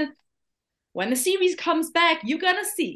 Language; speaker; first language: English; native; English